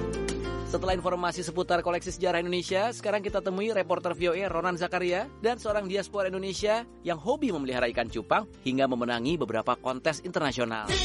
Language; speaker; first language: Indonesian; native; Indonesian